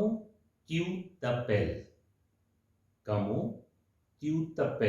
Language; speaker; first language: French; non-native, fluent; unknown